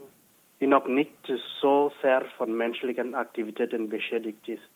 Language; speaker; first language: German; non-native, fluent; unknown